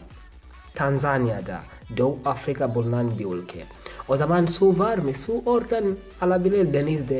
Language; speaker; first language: Turkish; non-native, learner; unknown